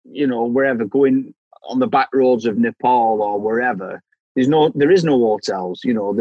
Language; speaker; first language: English; native; English